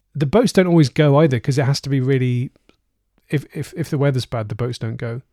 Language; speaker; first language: English; native; English